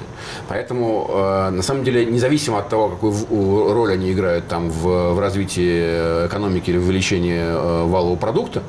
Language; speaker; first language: Russian; native; Russian